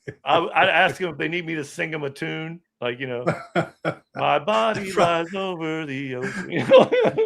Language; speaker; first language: English; native; English